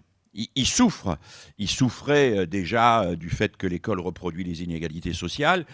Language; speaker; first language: French; native; French